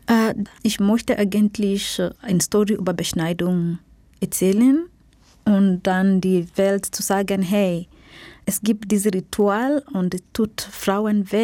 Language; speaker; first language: German; non-native, fluent; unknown